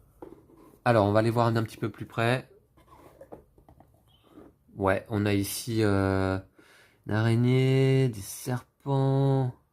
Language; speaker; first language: French; native; French